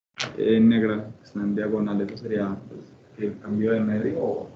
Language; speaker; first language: Spanish; native; Spanish